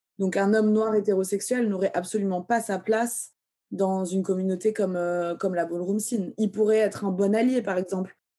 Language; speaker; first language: French; early bilingual, other home language; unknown